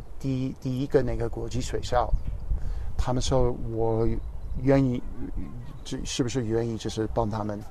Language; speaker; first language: Chinese; non-native, fluent; English